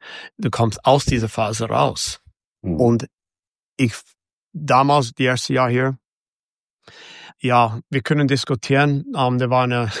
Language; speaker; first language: German; non-native, fluent; English